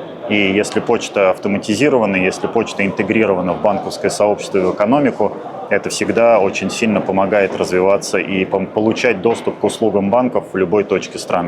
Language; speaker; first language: Russian; native; Russian